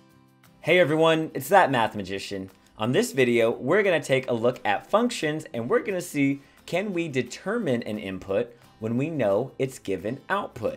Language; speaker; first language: English; native; English